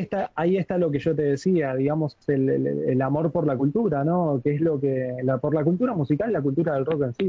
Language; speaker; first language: Spanish; native; Spanish